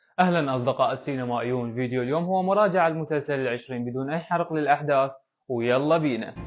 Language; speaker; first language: Arabic; native; Arabic